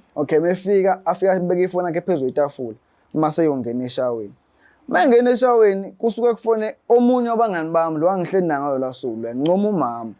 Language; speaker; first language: Zulu; native; Zulu